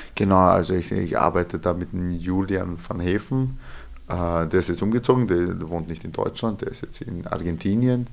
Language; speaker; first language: German; early bilingual, other home language; Serbian